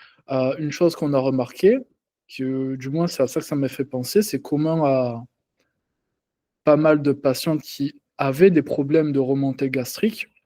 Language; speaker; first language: French; native; French